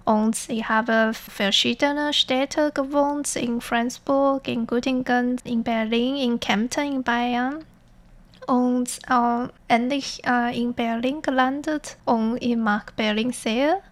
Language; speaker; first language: German; non-native, fluent; Chinese